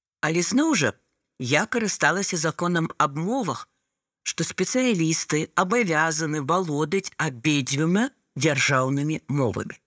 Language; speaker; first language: Belarusian; non-native, local second language; Russian